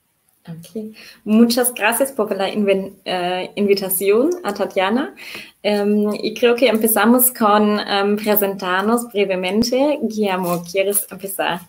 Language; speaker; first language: Spanish; non-native, fluent; German